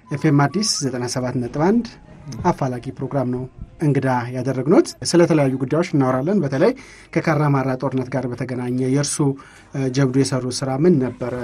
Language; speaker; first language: Amharic; native; Amharic